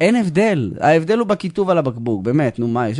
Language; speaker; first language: Hebrew; native; Hebrew